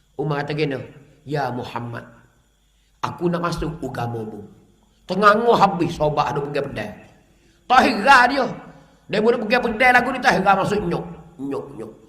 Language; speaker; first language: Malay; native; Malay